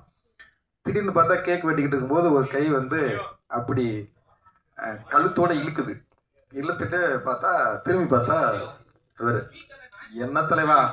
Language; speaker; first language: Tamil; native; Tamil